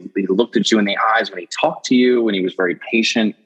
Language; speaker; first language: English; native; English